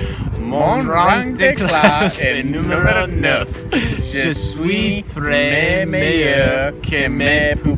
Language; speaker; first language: French; non-native, learner; English